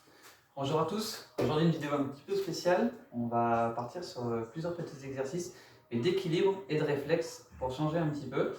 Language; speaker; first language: French; native; French